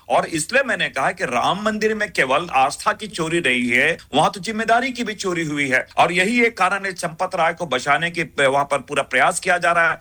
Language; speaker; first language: Hindi; native; Hindi